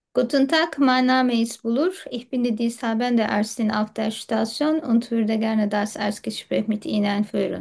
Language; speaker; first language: German; non-native, learner; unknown